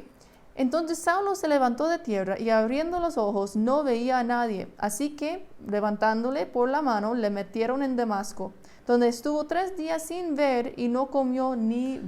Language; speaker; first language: Spanish; non-native, fluent; English